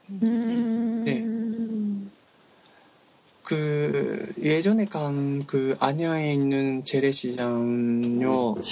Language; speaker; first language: Korean; non-native, learner; Japanese